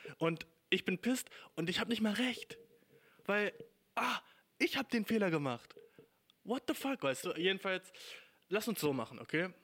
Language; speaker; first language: German; native; German